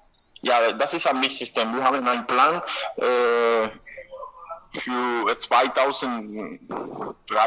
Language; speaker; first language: German; non-native, learner; Spanish